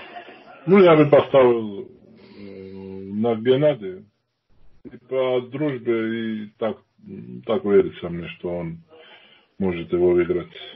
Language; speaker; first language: Russian; non-native, fluent; Georgian